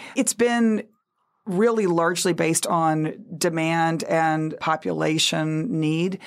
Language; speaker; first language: English; native; English